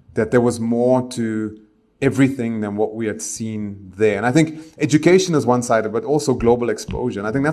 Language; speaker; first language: English; native; English